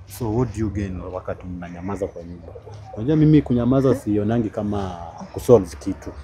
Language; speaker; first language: Swahili; native; Swahili